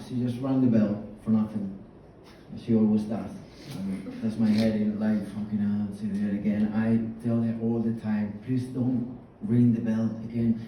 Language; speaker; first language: English; non-native, fluent; Spanish